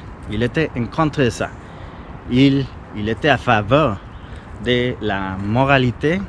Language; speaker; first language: French; non-native, fluent; Spanish